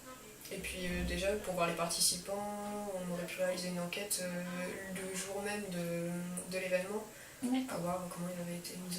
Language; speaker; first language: French; native; French